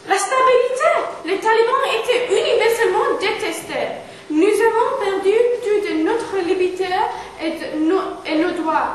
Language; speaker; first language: French; non-native, learner; English